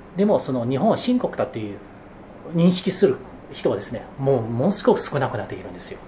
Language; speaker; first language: Japanese; non-native, fluent; Chinese